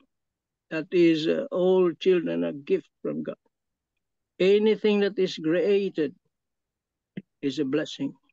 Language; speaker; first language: English; non-native, local second language; Filipino